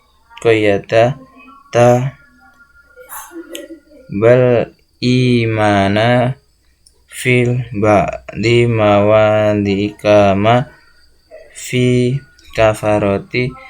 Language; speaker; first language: Arabic; non-native, learner; Indonesian